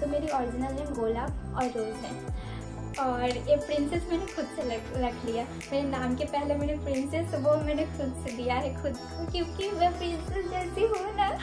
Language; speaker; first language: Hindi; non-native, local second language; Bangla